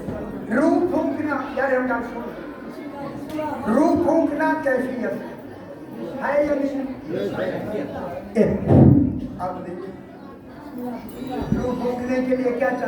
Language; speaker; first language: Urdu; native; Urdu